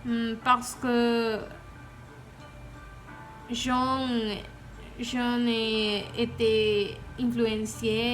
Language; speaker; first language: French; non-native, learner; Spanish